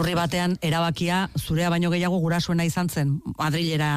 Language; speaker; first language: Basque; native; Basque